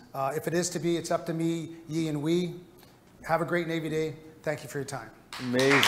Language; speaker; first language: English; native; English